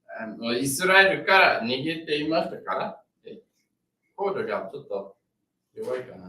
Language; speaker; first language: Japanese; non-native, learner; English